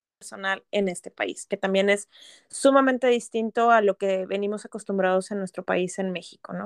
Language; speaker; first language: Spanish; native; Spanish